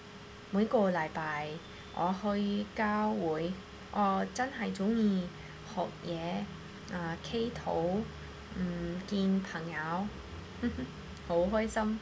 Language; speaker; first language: Cantonese; non-native, learner; English